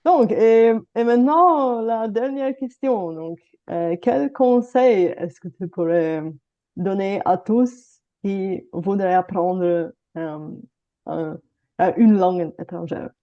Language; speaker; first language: French; non-native, fluent; Bulgarian